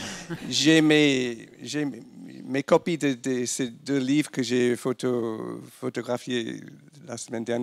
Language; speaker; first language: French; non-native, fluent; English